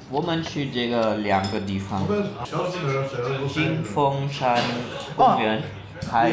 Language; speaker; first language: Chinese; non-native, learner; German